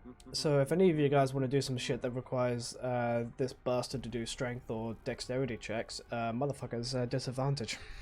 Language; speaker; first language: English; native; English